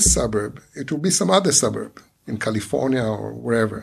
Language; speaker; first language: English; non-native, fluent; Hebrew